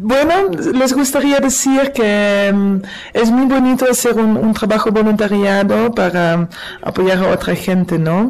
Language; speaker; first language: Spanish; non-native, fluent; Dutch